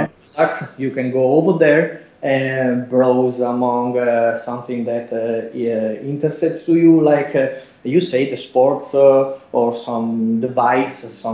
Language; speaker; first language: English; non-native, fluent; Italian